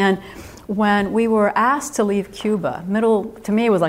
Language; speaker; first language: English; early bilingual, other home language; Spanish